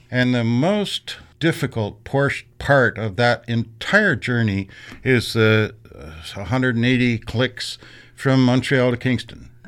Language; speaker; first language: English; native; English